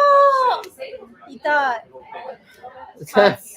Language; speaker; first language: Japanese; non-native, learner; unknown